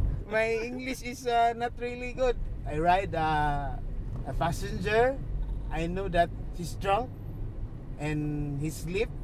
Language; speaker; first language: English; non-native, learner; Cebuano